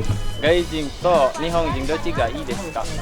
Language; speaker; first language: Japanese; non-native, learner; Indonesian